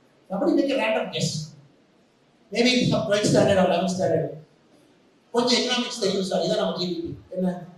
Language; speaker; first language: English; non-native, local second language; Tamil